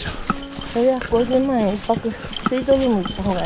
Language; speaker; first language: Japanese; native; Japanese